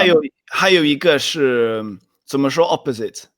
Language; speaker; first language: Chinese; non-native, fluent; Swedish